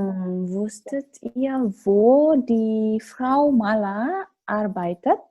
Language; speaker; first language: German; non-native, fluent; Indonesian